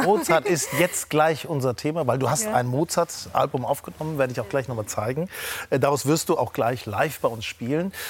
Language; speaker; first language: German; native; German